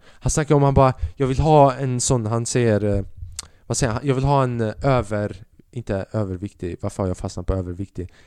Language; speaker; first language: Swedish; early bilingual, other home language; Albanian